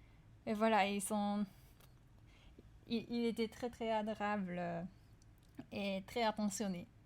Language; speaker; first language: French; non-native, fluent; Japanese